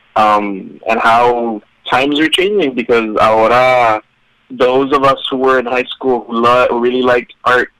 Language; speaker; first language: Spanish; native; Spanish